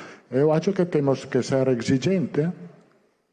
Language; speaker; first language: Portuguese; non-native, fluent; Italian